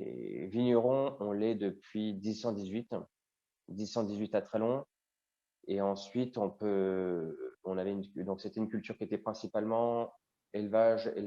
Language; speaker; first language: French; native; French